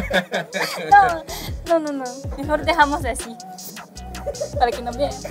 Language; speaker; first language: Spanish; non-native, fluent; Japanese